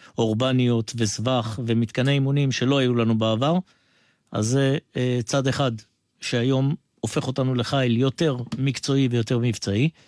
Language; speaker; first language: Hebrew; native; Hebrew